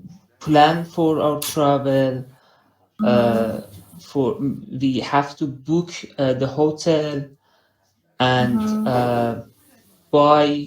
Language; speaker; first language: English; non-native, learner; Persian